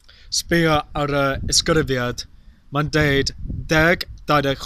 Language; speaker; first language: Welsh; non-native, local second language; English